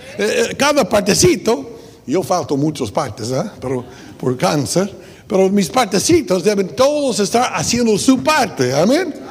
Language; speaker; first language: Spanish; non-native, fluent; English